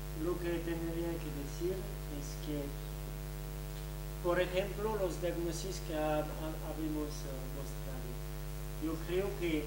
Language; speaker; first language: Spanish; non-native, fluent; French